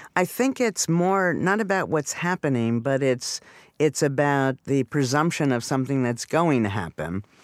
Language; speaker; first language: English; native; English